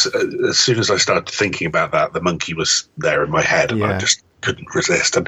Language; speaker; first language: English; native; English